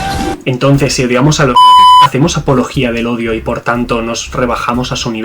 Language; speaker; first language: Spanish; native; Spanish